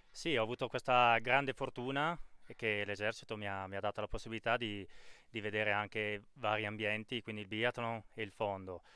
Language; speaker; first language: Italian; native; Italian